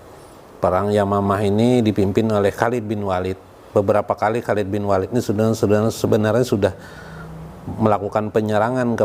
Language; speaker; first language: Indonesian; native; Indonesian